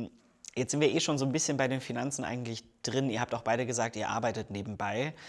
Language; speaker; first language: German; native; German